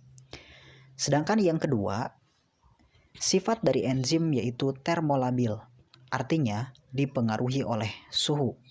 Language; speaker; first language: Indonesian; native; Indonesian